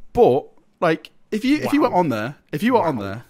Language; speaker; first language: English; native; English